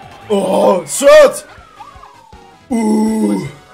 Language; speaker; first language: English; non-native, fluent; German